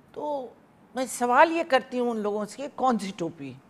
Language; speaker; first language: Hindi; native; Hindi